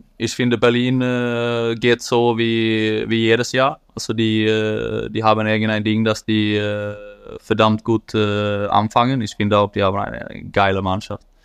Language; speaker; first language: German; non-native, fluent; Swedish